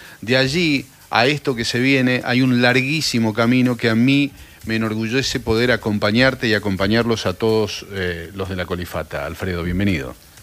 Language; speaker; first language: Spanish; native; Spanish